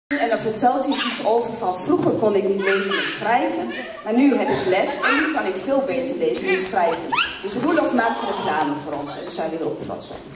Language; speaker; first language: Dutch; native; Dutch